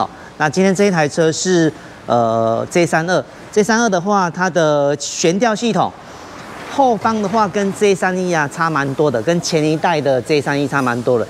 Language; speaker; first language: Chinese; native; Chinese